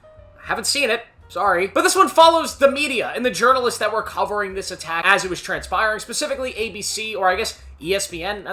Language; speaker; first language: English; native; English